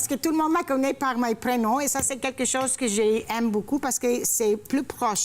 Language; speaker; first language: French; non-native, fluent; Greek